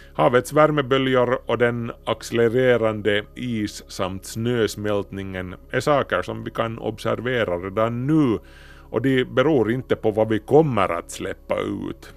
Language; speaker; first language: Swedish; native; Swedish